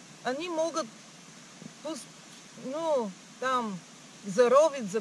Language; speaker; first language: Russian; non-native, learner; Bulgarian